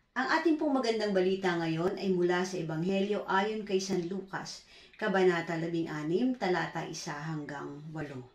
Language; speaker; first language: Filipino; native; Filipino